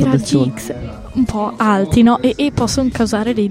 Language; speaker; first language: Italian; native; Italian